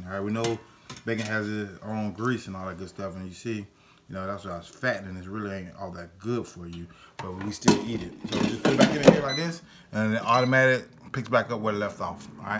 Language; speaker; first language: English; native; English